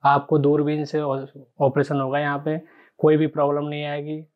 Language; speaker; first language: Hindi; native; Hindi